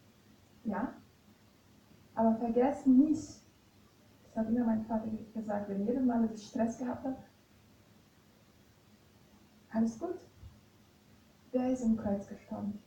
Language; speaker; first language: German; non-native, fluent; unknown